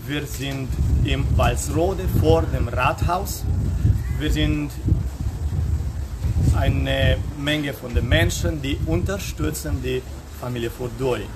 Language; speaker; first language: German; non-native, fluent; Romanian